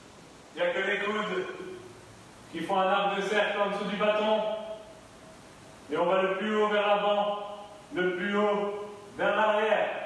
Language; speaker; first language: French; native; French